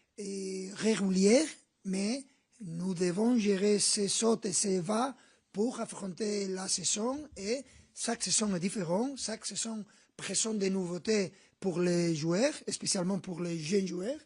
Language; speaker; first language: French; non-native, fluent; Spanish